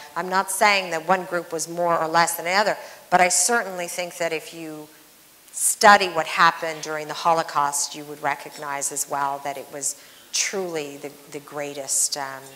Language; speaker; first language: English; native; English